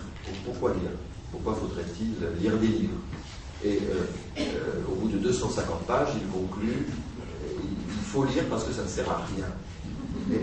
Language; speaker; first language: French; native; French